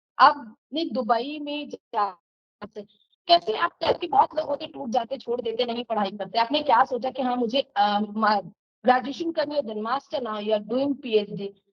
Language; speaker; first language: Hindi; native; Hindi